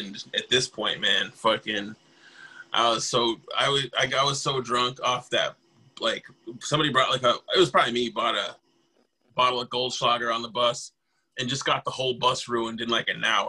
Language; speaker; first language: English; native; English